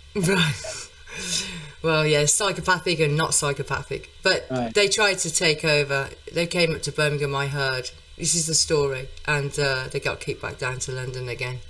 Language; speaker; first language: English; native; English